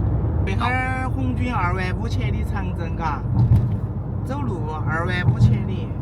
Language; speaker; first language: Chinese; native; Chinese